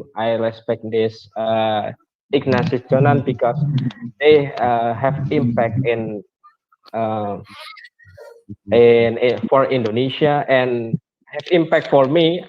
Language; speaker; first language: English; non-native, learner; Indonesian